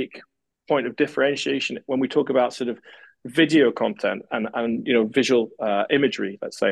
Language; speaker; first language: English; native; English